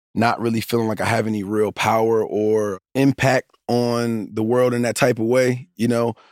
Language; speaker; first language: English; native; English